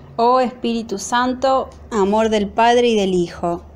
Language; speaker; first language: Spanish; native; Spanish